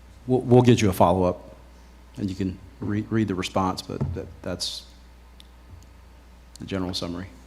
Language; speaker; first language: English; native; English